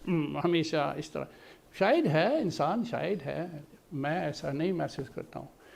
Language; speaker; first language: Hindi; non-native, fluent; English